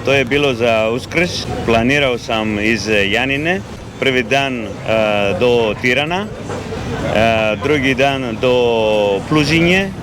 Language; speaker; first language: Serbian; non-native, learner; Greek